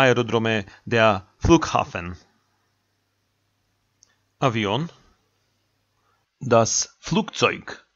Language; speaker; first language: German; non-native, fluent; Macedonian